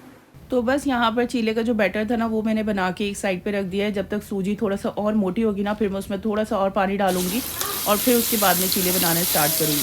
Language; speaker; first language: Hindi; native; Hindi